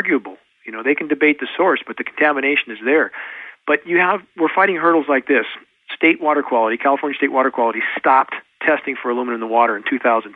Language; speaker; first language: English; native; English